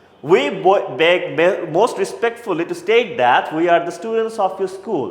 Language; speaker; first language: English; non-native, local second language; Bangla